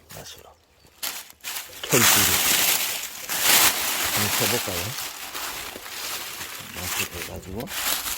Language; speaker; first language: Korean; native; Korean